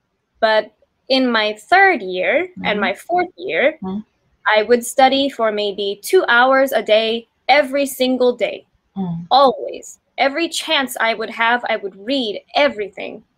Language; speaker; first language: English; non-native, fluent; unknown